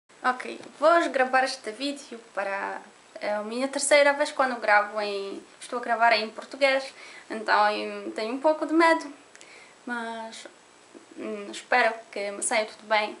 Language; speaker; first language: Portuguese; non-native, learner; Polish